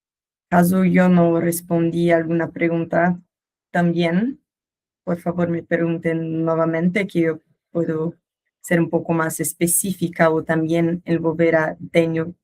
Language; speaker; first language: Spanish; non-native, learner; Portuguese